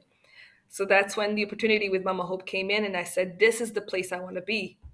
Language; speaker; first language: English; non-native, local second language; Kinyarwanda